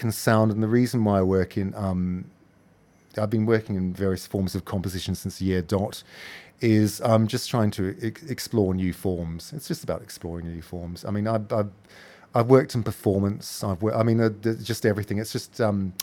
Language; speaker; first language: English; native; English